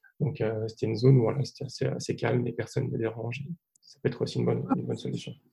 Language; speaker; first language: French; native; French